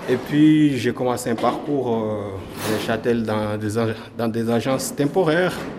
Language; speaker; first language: French; non-native, fluent; Portuguese